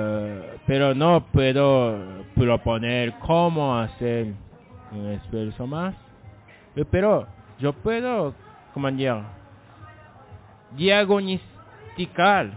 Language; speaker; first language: Spanish; non-native, learner; Japanese